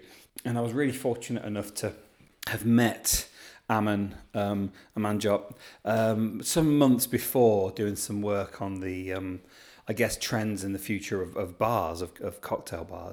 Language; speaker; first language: English; native; English